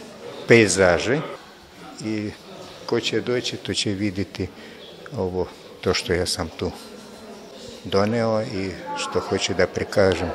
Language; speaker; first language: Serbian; non-native, fluent; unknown